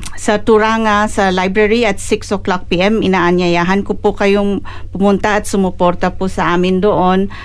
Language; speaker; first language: Filipino; native; Filipino